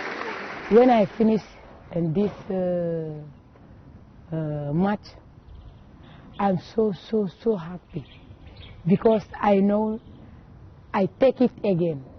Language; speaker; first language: English; non-native, learner; Wolof